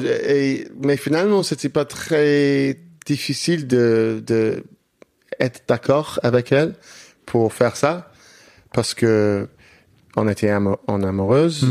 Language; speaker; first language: French; non-native, learner; English